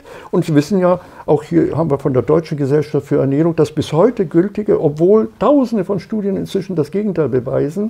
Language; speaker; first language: German; native; German